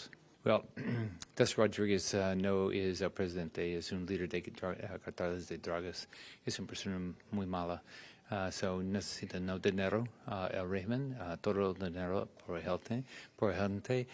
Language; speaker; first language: Spanish; non-native, learner; English